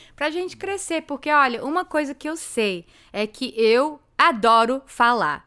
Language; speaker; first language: Portuguese; early bilingual, heritage; English